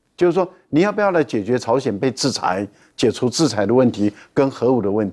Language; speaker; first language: Chinese; native; Chinese